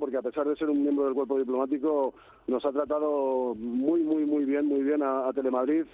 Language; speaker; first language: Spanish; native; Spanish